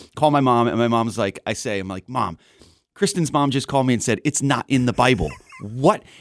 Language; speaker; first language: English; native; English